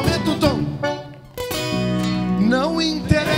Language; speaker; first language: Portuguese; native; Portuguese